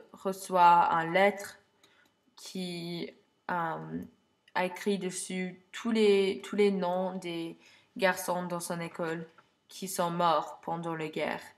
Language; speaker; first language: French; non-native, learner; English